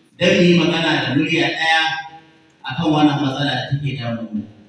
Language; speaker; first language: Hausa; native; Hausa